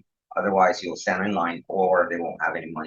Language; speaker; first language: English; native; English